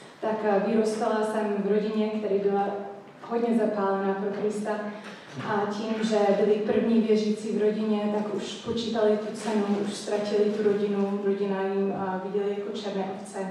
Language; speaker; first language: Czech; non-native, fluent; English